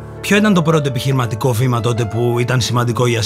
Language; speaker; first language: Greek; native; Greek